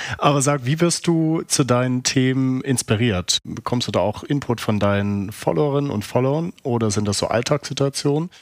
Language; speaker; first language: German; native; German